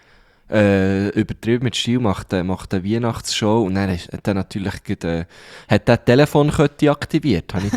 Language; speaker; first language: German; native; German